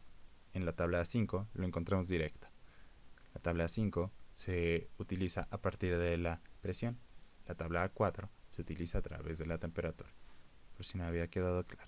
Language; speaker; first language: Spanish; native; Spanish